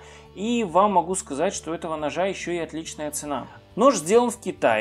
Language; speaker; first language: Russian; native; Russian